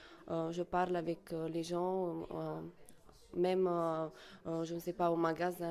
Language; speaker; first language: French; non-native, fluent; Italian